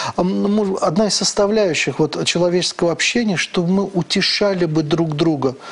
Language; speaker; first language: Russian; non-native, local second language; Azerbaijani